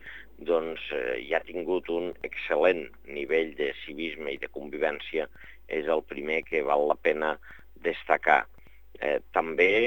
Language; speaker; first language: Catalan; native; Catalan